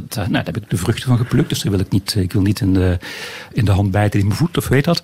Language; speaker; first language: Dutch; native; Dutch